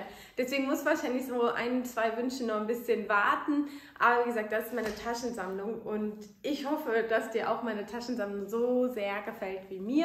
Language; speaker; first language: German; native; German